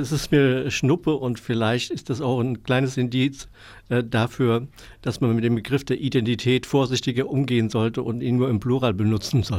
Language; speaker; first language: German; native; German